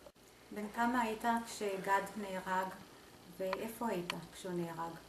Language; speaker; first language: Hebrew; native; Hebrew